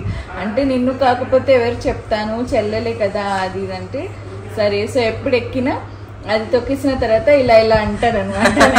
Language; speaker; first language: Telugu; non-native, local second language; Urdu